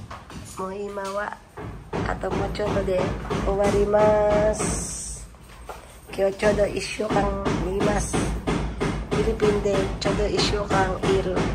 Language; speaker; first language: Japanese; non-native, fluent; Filipino